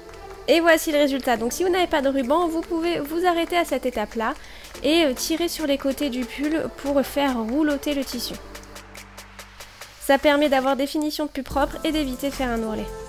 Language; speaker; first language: French; native; French